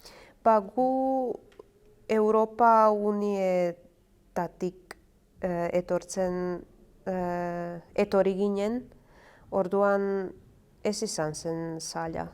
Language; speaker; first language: Basque; non-native, learner; Croatian